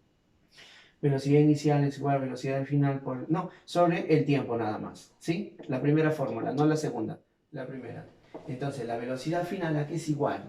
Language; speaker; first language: Spanish; native; Spanish